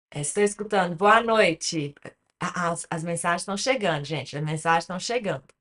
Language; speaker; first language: Portuguese; early bilingual, other home language; English